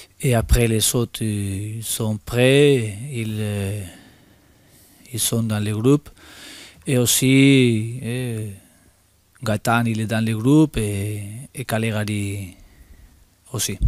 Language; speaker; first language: French; non-native, learner; Spanish